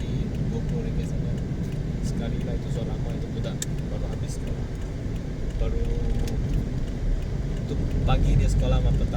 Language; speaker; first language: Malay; non-native, local second language; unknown